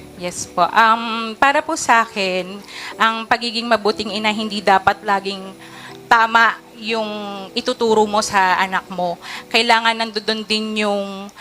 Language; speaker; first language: Filipino; native; Filipino